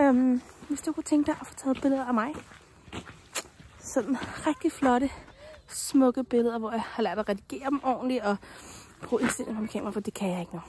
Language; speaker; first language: Danish; native; Danish